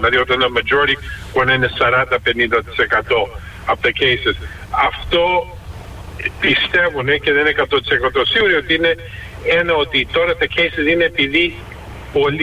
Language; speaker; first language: Greek; early bilingual, heritage; Greek